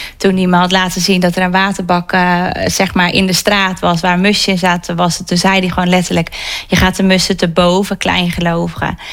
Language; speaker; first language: Dutch; native; Dutch